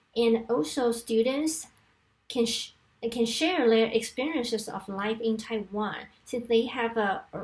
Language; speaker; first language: English; non-native, fluent; Chinese